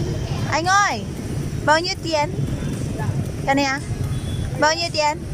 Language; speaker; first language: Vietnamese; non-native, learner; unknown